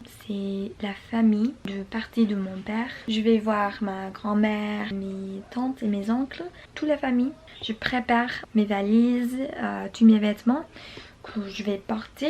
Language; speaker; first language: French; non-native, learner; English